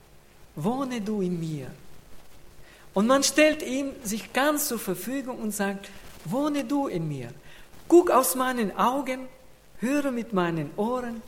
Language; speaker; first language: German; non-native, fluent; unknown